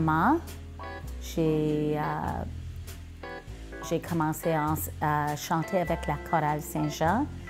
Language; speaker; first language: French; non-native, local second language; English